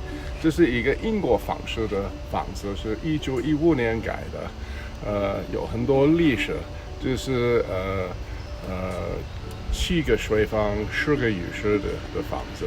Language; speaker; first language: Chinese; early bilingual, heritage; Chinese